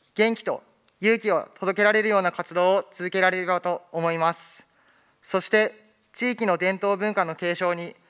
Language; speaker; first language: Japanese; native; Japanese